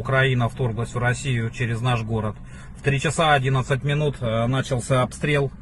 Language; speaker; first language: Russian; native; Russian